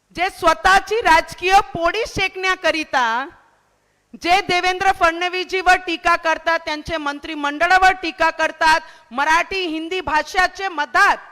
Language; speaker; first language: Marathi; non-native, local second language; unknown